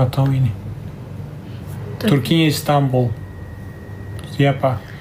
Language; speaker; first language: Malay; non-native, learner; Turkish